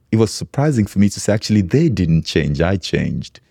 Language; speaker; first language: English; non-native, local second language; Igbo